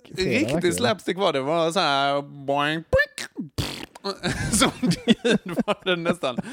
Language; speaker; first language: Swedish; native; Swedish